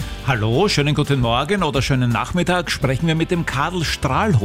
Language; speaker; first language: German; native; German